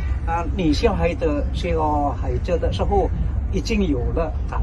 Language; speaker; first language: Chinese; non-native, learner; Indonesian